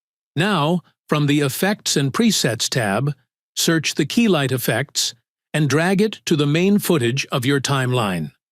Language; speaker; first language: English; non-native, local second language; Bangla